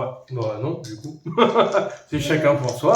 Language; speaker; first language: French; native; French